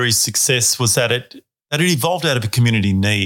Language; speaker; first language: English; native; English